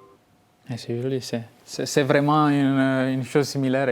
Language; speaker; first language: French; non-native, local second language; Italian